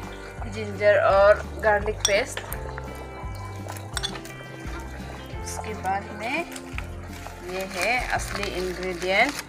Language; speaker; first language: Hindi; non-native, local second language; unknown